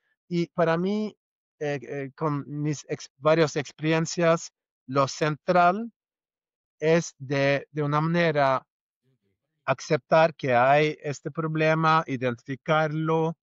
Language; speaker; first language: Spanish; non-native, fluent; Norwegian